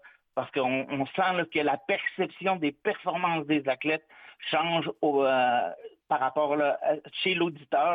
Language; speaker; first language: French; native; French